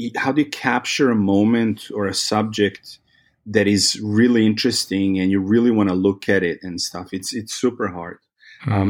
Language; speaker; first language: English; non-native, fluent; Serbian